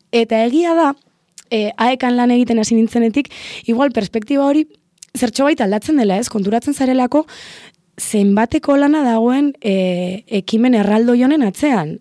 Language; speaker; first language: Basque; non-native, local second language; Spanish